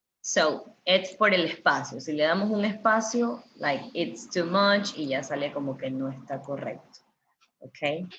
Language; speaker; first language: Spanish; native; Spanish